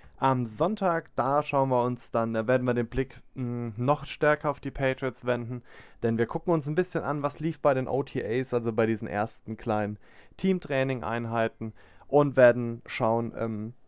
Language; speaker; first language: German; native; German